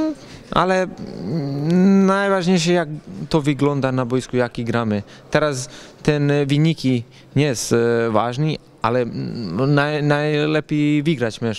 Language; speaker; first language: Polish; non-native, learner; Serbian